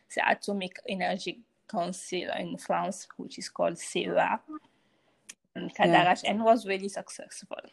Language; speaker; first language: English; non-native, fluent; Hausa